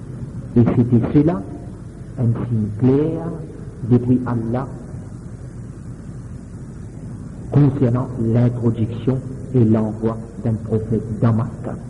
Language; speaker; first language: French; non-native, local second language; Morisyen